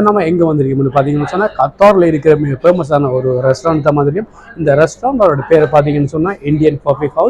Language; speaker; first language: Tamil; native; Tamil